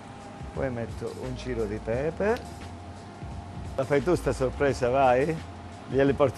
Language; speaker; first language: Italian; native; Italian